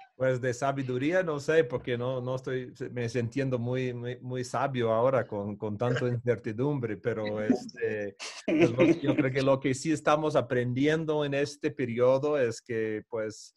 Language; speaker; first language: Spanish; non-native, fluent; English